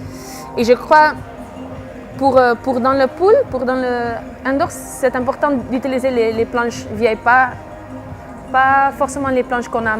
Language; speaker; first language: French; non-native, fluent; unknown